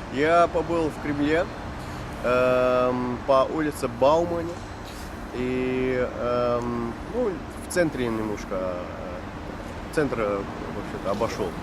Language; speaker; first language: Russian; early bilingual, heritage; Dutch